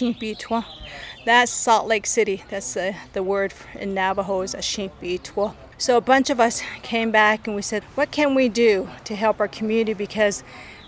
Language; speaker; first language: English; native; English